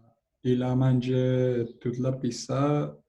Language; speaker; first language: French; non-native, learner; Spanish